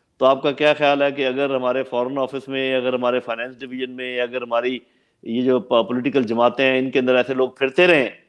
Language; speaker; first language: Urdu; non-native, local second language; Punjabi